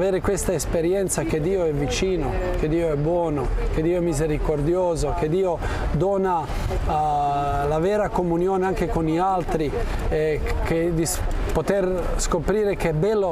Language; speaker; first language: Italian; non-native, fluent; Croatian